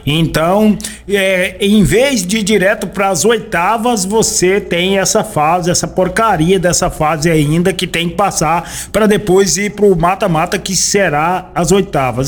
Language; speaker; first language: Portuguese; native; Portuguese